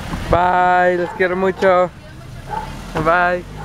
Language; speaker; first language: Spanish; early bilingual, heritage; Spanish